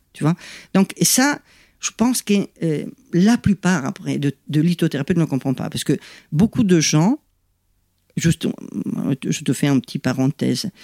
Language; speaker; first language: French; non-native, fluent; Italian